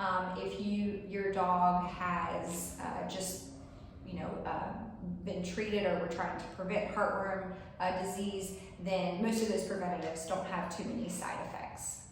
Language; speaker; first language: English; native; English